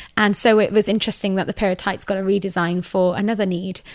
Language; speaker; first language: English; native; English